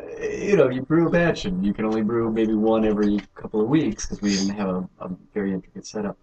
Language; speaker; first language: English; native; English